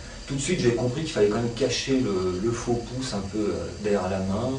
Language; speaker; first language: French; native; French